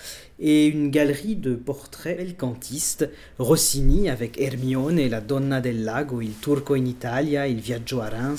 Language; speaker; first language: French; native; French